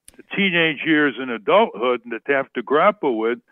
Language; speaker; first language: English; native; English